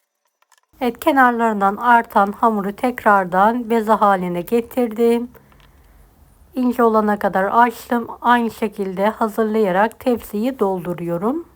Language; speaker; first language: Turkish; native; Turkish